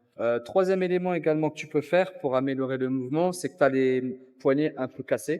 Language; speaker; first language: French; native; French